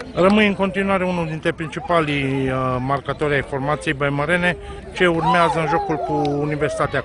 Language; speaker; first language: Romanian; native; Romanian